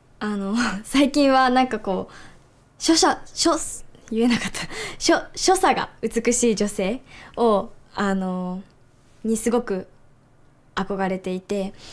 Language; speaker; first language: Japanese; native; Japanese